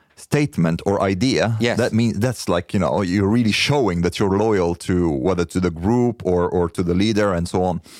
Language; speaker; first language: English; non-native, fluent; Arabic